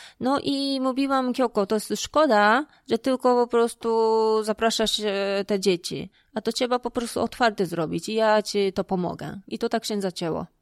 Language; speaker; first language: Polish; non-native, fluent; Japanese